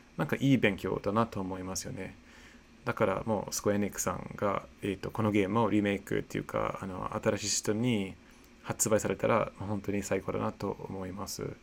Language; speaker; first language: Japanese; non-native, fluent; English